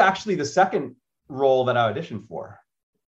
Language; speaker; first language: English; native; English